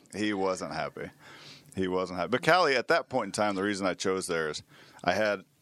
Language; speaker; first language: English; native; English